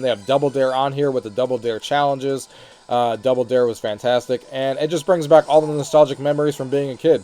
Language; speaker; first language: English; native; English